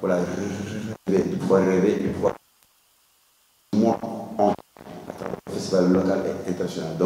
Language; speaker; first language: French; non-native, local second language; Wolof